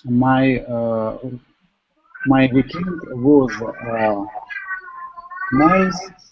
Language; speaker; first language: English; non-native, learner; Russian